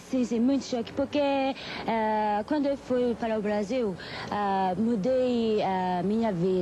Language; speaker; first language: Portuguese; non-native, fluent; Japanese